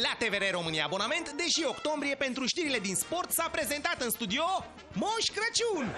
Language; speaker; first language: Romanian; native; Romanian